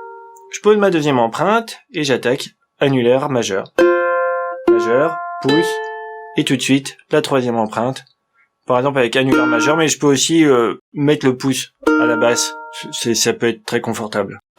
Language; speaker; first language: French; native; French